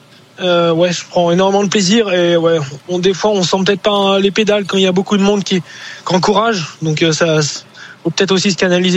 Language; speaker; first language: French; native; French